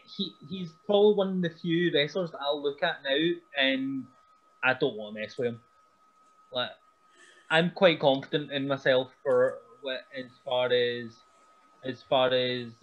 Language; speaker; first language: English; native; English